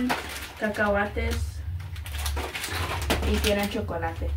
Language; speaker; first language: Spanish; early bilingual, heritage; Spanish